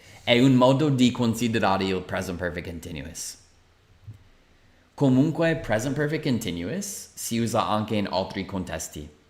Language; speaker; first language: Italian; non-native, fluent; English